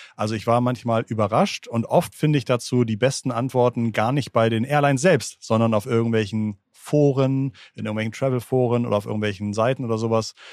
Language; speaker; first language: German; native; German